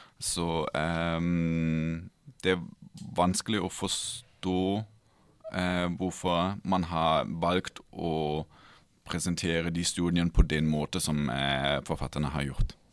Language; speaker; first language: Norwegian; non-native, fluent; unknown